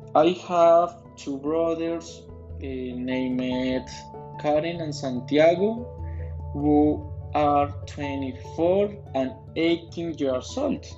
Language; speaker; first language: English; non-native, learner; Spanish